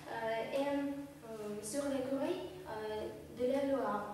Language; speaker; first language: French; non-native, learner; Russian